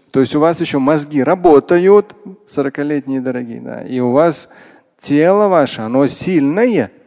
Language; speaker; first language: Russian; non-native, local second language; Tatar